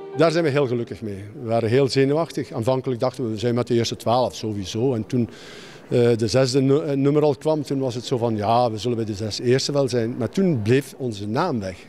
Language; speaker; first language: Dutch; native; Dutch